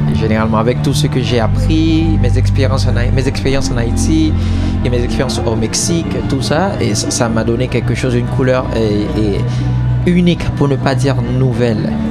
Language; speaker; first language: French; non-native, local second language; Haitian Creole